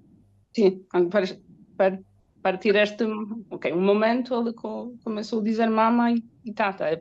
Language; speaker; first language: Portuguese; non-native, learner; Polish